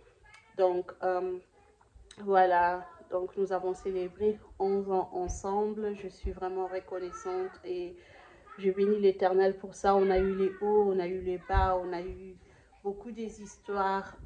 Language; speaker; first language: French; non-native, local second language; Lingala